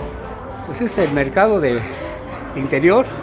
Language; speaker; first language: Spanish; native; Spanish